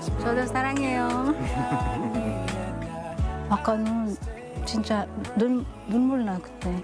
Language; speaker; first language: Korean; non-native, learner; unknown